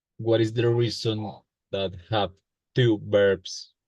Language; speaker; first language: English; non-native, learner; Spanish